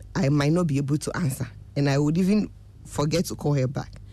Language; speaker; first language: English; non-native, local second language; Akan